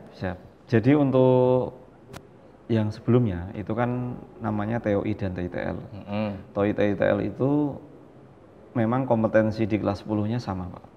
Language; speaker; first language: Indonesian; native; Indonesian